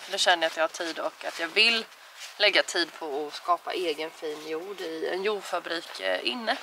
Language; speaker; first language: Swedish; native; Swedish